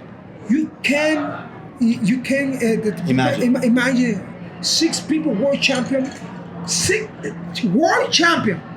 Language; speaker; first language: English; non-native, learner; Spanish